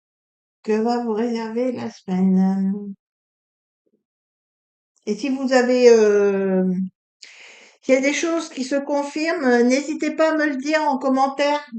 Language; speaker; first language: French; native; French